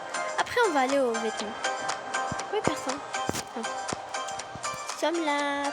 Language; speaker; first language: French; non-native, learner; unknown